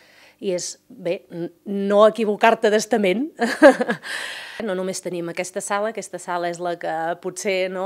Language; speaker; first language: Catalan; native; Catalan